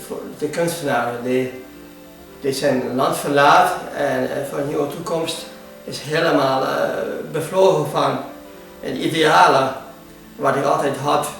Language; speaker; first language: Dutch; non-native, fluent; Hungarian